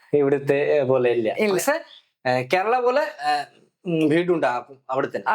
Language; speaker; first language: Malayalam; non-native, fluent; Bangla